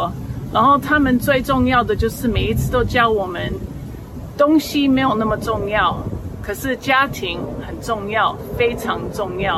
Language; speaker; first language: Chinese; early bilingual, heritage; Chinese